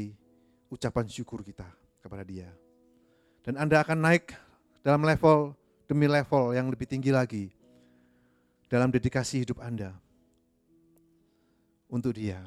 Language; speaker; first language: Indonesian; native; Indonesian